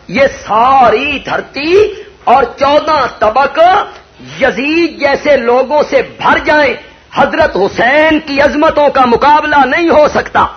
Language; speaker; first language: Urdu; non-native, local second language; Punjabi